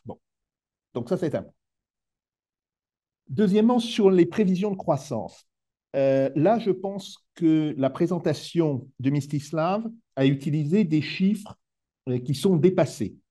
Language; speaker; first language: French; native; French